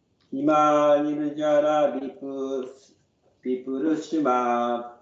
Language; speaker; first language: Japanese; non-native, learner; English